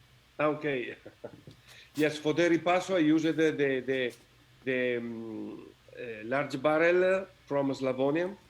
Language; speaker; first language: English; non-native, learner; Italian